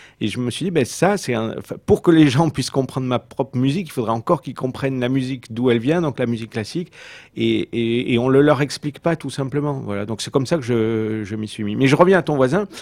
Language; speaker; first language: French; early bilingual, heritage; French